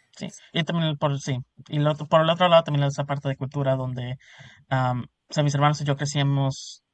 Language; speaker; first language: Spanish; early bilingual, heritage; Spanish